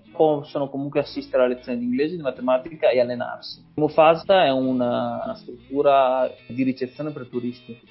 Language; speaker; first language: Italian; native; Italian